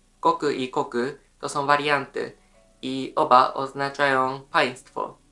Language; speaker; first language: Polish; non-native, fluent; Japanese